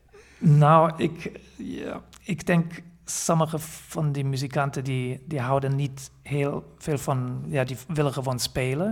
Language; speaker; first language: Dutch; non-native, fluent; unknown